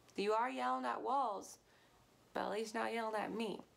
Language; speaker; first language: English; native; English